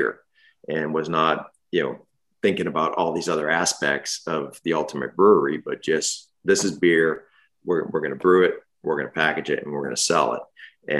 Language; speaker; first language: English; native; English